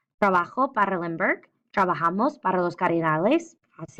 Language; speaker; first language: Spanish; non-native, fluent; English